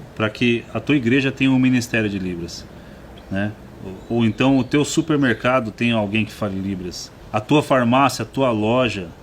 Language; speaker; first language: Portuguese; native; Portuguese